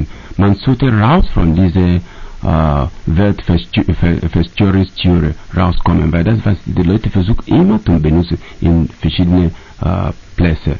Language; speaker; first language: German; non-native, learner; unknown